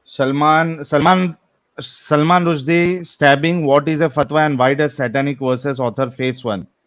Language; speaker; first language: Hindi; native; Hindi